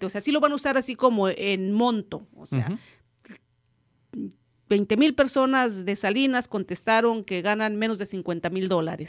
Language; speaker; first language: Spanish; native; Spanish